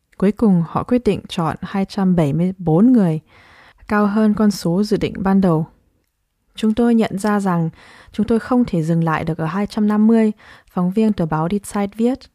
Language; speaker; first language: Vietnamese; early bilingual, heritage; Vietnamese